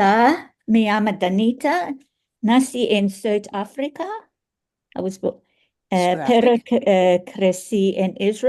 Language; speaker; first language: Spanish; non-native, learner; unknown